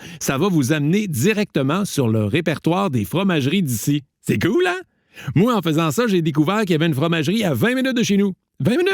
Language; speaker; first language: French; native; French